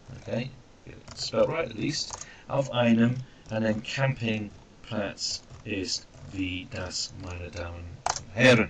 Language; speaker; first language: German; non-native, fluent; English